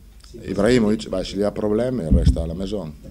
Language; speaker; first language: French; non-native, fluent; Italian